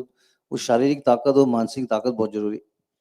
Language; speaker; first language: Hindi; native; Hindi